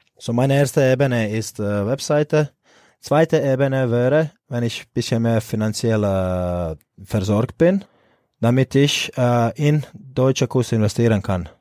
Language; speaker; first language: German; non-native, fluent; Croatian